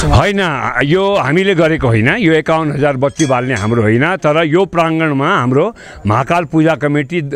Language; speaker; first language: Nepali; native; Nepali